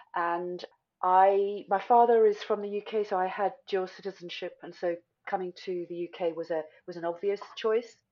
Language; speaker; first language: English; native; English